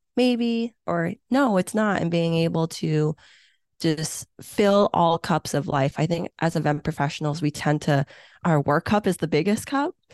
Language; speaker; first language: English; early bilingual, other home language; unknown